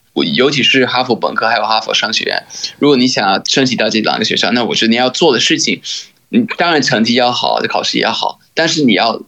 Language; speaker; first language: Chinese; non-native, fluent; English